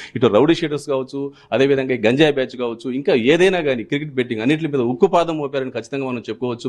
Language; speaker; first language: Telugu; native; Telugu